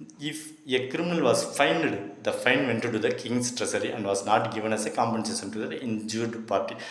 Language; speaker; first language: English; non-native, local second language; Tamil